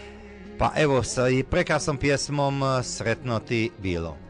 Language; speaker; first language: Croatian; native; Croatian